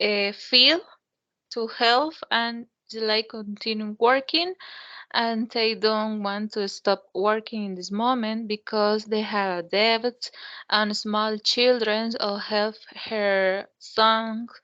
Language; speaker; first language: English; non-native, learner; Spanish